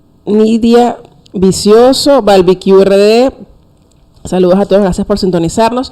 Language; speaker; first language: Spanish; native; Spanish